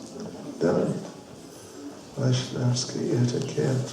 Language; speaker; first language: Russian; non-native, learner; English